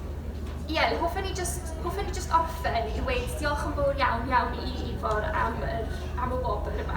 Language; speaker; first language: Welsh; native; Welsh